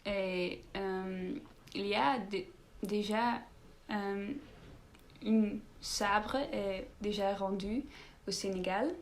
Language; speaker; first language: French; non-native, learner; Dutch